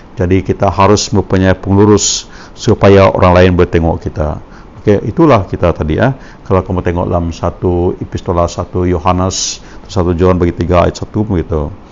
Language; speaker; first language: Malay; non-native, local second language; Iban